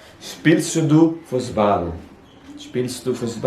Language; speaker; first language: German; non-native, fluent; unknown